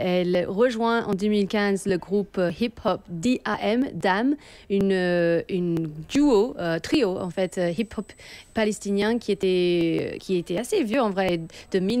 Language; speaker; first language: French; native; French